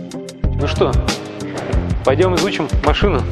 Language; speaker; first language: Russian; native; Russian